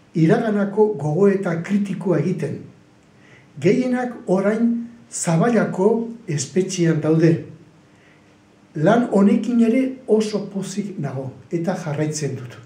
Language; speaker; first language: Basque; native; Basque